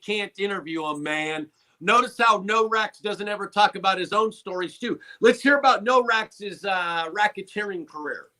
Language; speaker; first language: English; native; English